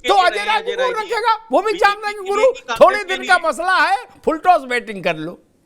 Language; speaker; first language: Hindi; native; Hindi